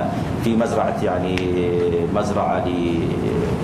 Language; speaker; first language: Arabic; native; Arabic